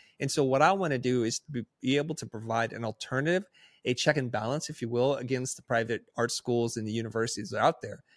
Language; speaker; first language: English; early bilingual, other home language; Vietnamese